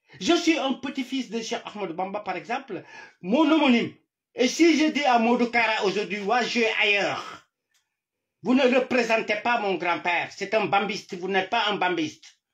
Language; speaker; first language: French; non-native, local second language; Wolof